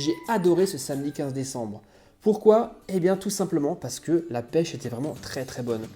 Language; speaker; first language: French; native; French